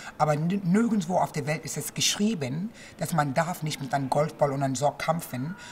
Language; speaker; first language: German; non-native, fluent; English